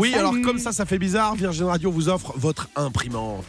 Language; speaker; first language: French; native; French